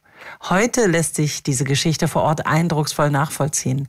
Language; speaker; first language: German; native; German